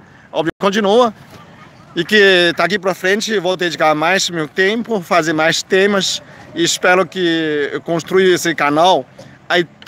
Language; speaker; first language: Portuguese; non-native, fluent; Chinese